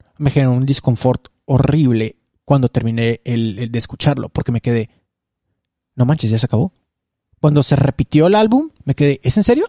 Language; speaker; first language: Spanish; native; Spanish